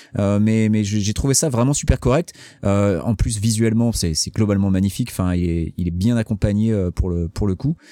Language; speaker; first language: French; native; French